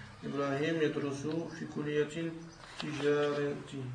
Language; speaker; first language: Arabic; non-native, learner; French